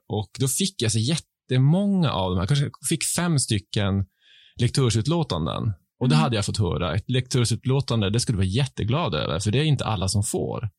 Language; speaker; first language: Swedish; native; Swedish